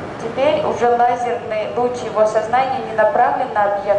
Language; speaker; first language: Russian; native; Russian